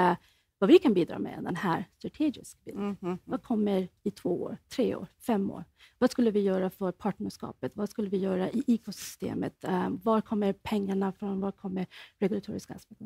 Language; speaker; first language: Swedish; non-native, fluent; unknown